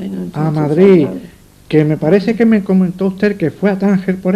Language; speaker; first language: Spanish; native; Spanish